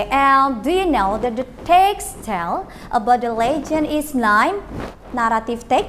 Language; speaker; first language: English; non-native, learner; Indonesian